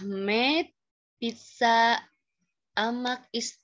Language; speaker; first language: Turkish; non-native, learner; Indonesian